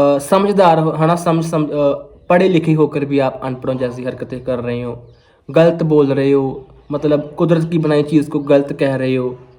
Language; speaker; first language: Hindi; non-native, local second language; Punjabi